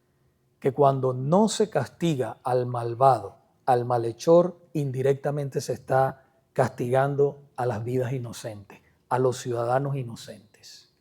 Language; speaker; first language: Spanish; native; Spanish